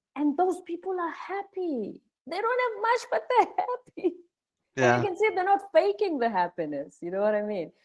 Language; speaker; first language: English; non-native, local second language; Zulu